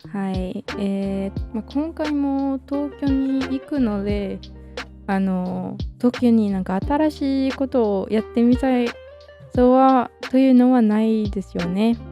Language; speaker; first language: Japanese; non-native, fluent; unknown